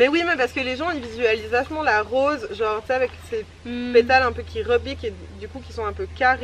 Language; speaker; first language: French; native; French